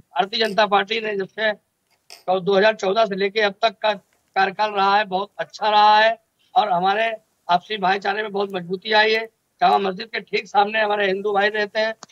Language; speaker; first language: Hindi; native; Hindi